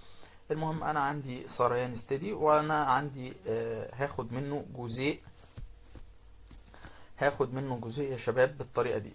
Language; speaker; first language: Arabic; native; Arabic